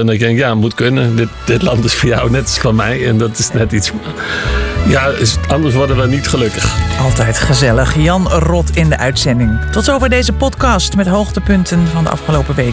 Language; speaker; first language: Dutch; native; Dutch